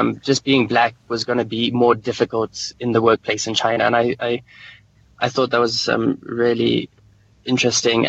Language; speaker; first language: English; native; English